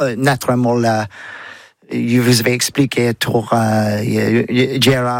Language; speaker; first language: French; non-native, learner; English